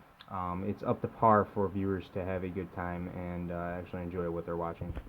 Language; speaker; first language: English; native; English